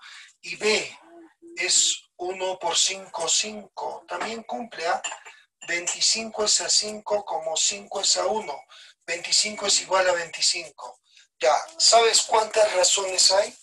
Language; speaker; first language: Spanish; native; Spanish